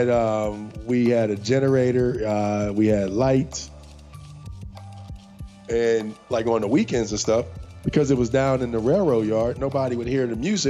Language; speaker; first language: English; native; English